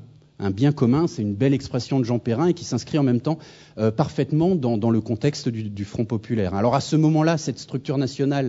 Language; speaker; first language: French; native; French